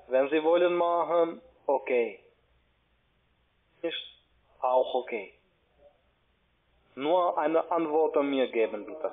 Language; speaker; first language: German; non-native, learner; Albanian